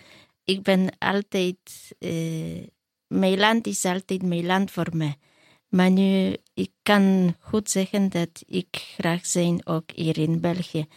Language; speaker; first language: Dutch; non-native, learner; Polish